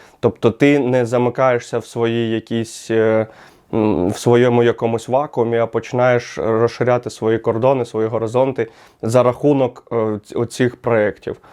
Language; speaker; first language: Ukrainian; native; Ukrainian